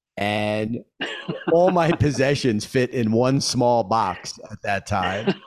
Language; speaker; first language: English; native; English